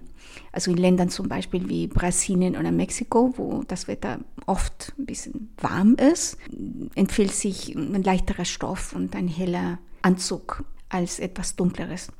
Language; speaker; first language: German; non-native, fluent; Spanish